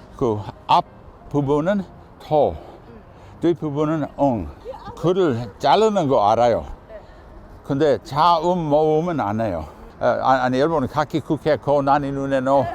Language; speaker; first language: Korean; non-native, fluent; English